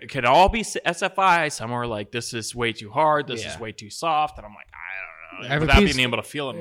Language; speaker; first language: English; native; English